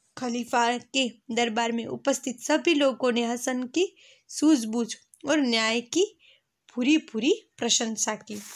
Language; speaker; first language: Hindi; non-native, local second language; Gujarati